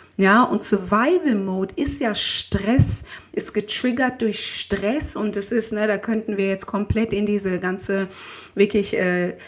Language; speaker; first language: German; native; German